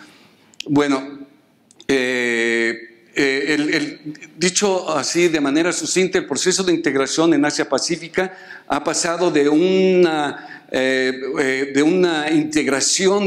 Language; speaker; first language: Spanish; native; Spanish